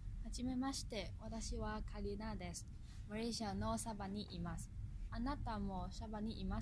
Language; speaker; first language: Japanese; non-native, learner; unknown